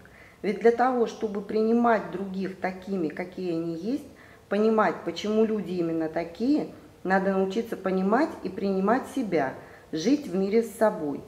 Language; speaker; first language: Russian; native; Russian